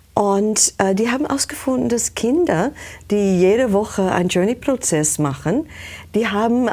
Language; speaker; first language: German; non-native, fluent; English